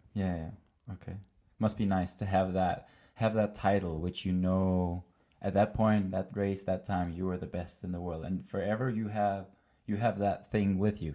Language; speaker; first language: English; non-native, fluent; Danish